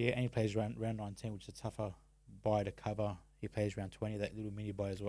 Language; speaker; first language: English; native; English